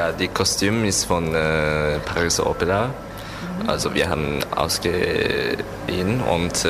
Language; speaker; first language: German; non-native, learner; Japanese